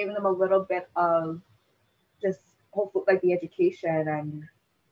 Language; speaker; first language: English; native; English